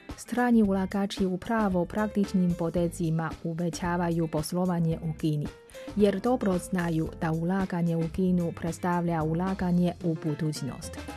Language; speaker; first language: Croatian; non-native, fluent; Chinese